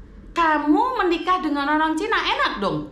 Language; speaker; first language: Indonesian; native; Indonesian